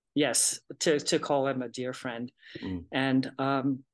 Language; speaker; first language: English; early bilingual, other home language; Japanese